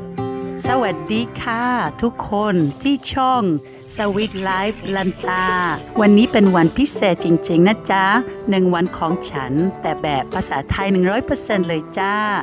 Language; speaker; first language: Thai; non-native, fluent; Dutch